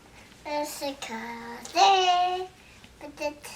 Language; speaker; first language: French; early bilingual, heritage; English